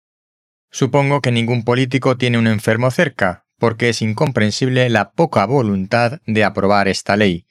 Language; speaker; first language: Spanish; native; Spanish